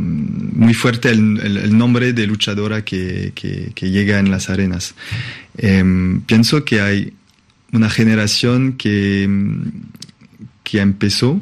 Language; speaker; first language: Spanish; non-native, fluent; French